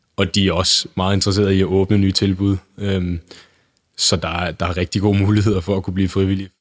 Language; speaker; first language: Danish; native; Danish